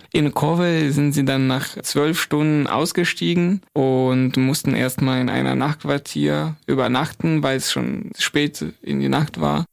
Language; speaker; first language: German; non-native, fluent; Ukrainian